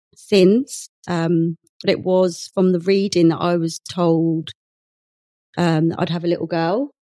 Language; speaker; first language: English; native; English